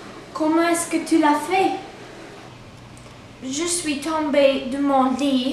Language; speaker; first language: French; non-native, learner; English